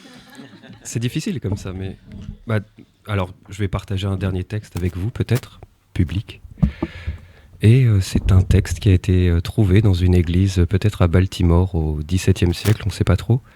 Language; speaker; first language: French; native; French